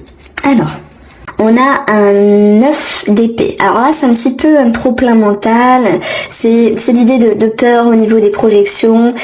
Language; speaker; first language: French; native; French